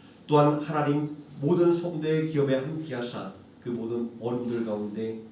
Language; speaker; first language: Korean; native; Korean